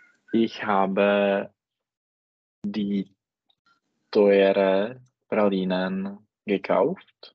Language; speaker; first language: German; non-native, learner; Czech